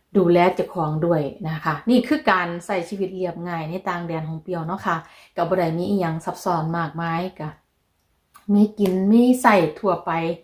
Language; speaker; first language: Thai; native; Thai